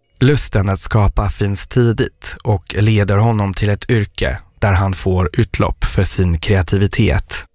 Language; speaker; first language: Swedish; non-native, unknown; French